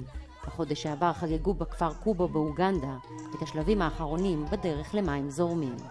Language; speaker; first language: Hebrew; native; Hebrew